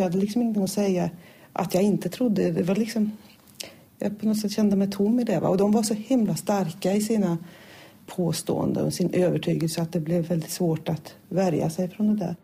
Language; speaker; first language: Swedish; native; Swedish